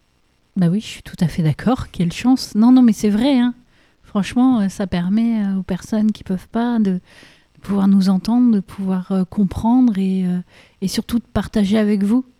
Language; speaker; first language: French; native; French